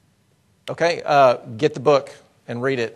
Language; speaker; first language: English; native; English